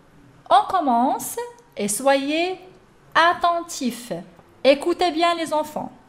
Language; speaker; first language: French; non-native, local second language; Arabic